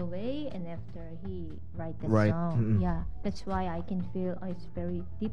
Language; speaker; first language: English; non-native, learner; Korean